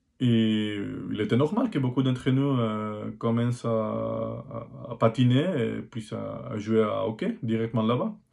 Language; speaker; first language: French; non-native, fluent; Spanish